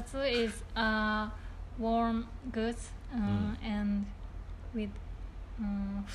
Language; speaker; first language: English; non-native, learner; Japanese